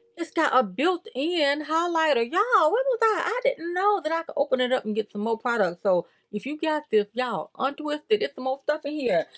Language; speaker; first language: English; native; English